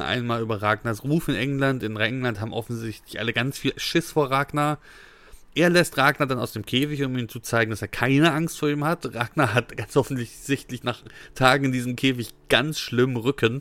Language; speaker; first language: German; native; German